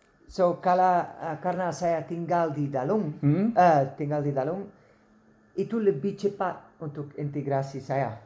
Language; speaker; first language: Indonesian; non-native, learner; Dutch